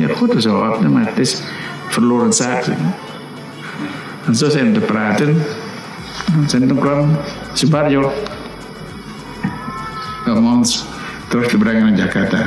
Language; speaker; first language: Dutch; non-native, local second language; Minangkabau